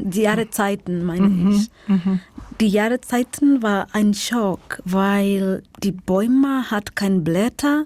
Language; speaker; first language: German; non-native, learner; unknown